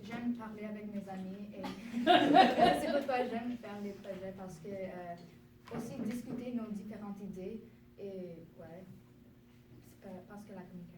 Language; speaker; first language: French; non-native, local second language; English